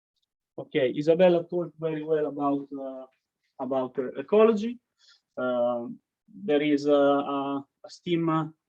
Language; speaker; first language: English; non-native, learner; Italian